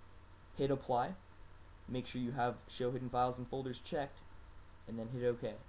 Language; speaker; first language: English; native; English